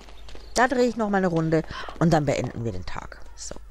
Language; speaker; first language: German; native; German